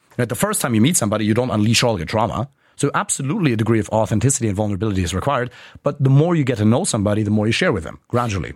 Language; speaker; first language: English; non-native, fluent; German